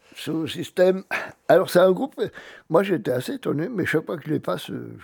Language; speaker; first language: French; native; French